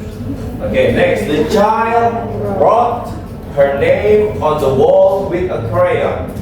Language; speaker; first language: English; non-native, fluent; Indonesian